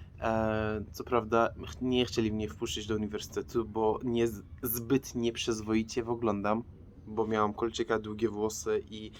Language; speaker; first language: Polish; non-native, fluent; Persian